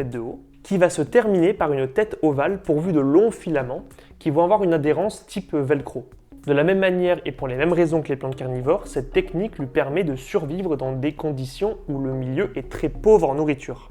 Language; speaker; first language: French; native; French